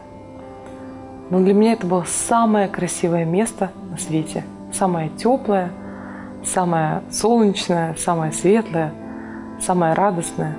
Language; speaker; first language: Russian; native; Russian